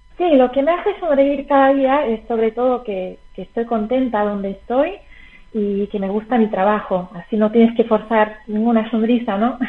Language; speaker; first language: Spanish; non-native, fluent; Slovak